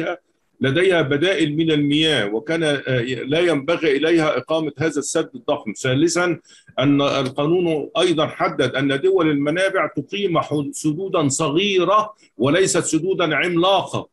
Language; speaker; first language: Arabic; native; Arabic